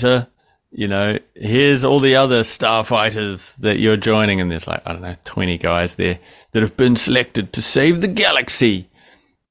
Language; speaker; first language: English; native; English